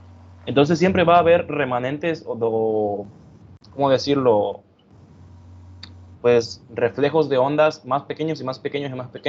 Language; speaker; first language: Spanish; native; Spanish